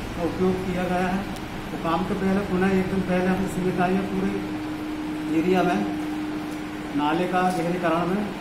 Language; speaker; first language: Hindi; native; Hindi